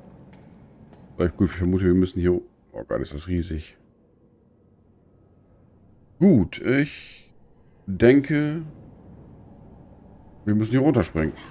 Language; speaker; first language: German; native; German